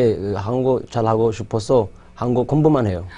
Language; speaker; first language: Korean; non-native, learner; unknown